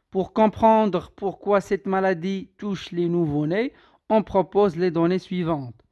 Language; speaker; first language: French; non-native, local second language; Arabic